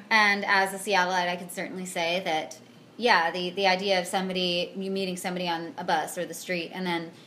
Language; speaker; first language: English; native; English